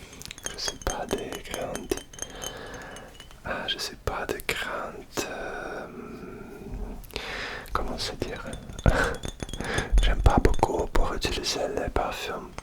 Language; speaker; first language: French; non-native, learner; Russian